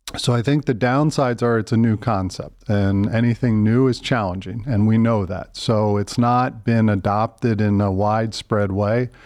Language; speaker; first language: English; native; English